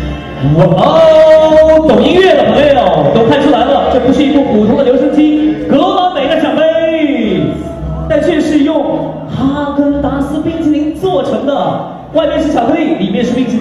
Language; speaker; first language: Chinese; native; Chinese